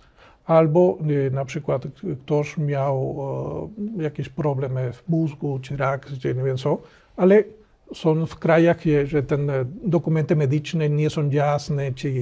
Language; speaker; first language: Polish; non-native, learner; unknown